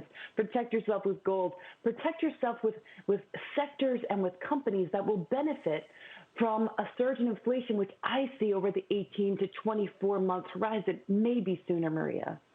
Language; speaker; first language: English; native; English